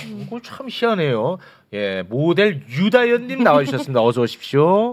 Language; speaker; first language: Korean; native; Korean